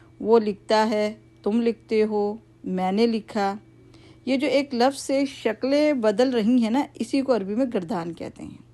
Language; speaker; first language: Urdu; native; Urdu